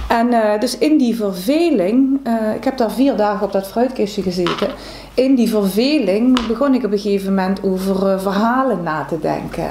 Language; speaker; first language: Dutch; native; Dutch